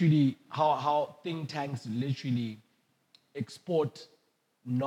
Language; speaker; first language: English; non-native, local second language; Southern Sotho